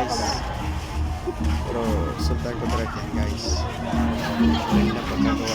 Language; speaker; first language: Filipino; non-native, local second language; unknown